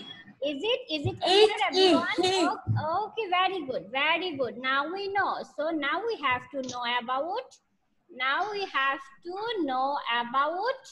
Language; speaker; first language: English; non-native, learner; Bangla